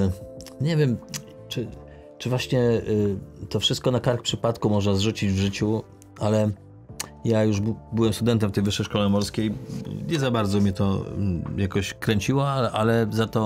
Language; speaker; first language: Polish; native; Polish